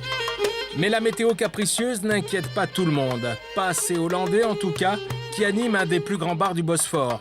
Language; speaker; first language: French; native; French